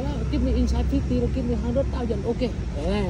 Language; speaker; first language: English; non-native, learner; Vietnamese